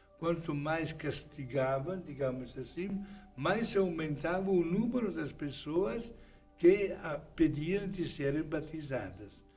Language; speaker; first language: Portuguese; non-native, fluent; Italian